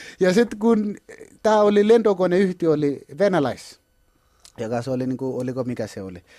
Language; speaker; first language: Finnish; non-native, learner; Kalenjin